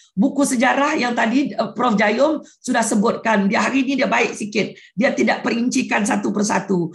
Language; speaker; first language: Malay; non-native, local second language; Iban